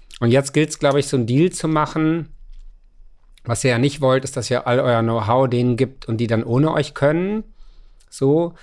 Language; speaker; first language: German; native; German